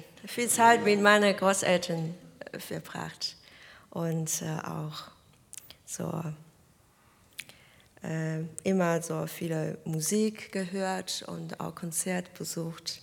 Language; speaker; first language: German; non-native, fluent; Chinese